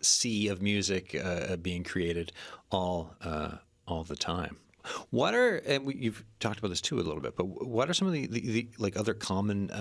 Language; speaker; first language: English; native; English